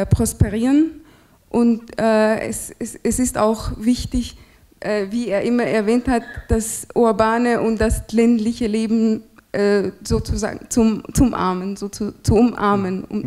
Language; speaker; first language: German; non-native, fluent; Arabic